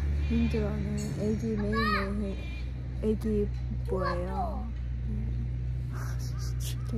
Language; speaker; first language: Korean; non-native, learner; Persian